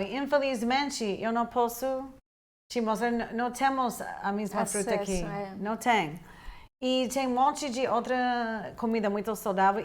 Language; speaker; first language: Portuguese; non-native, fluent; English